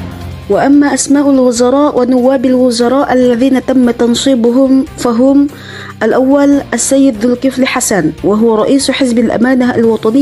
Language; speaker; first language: Arabic; non-native, learner; Indonesian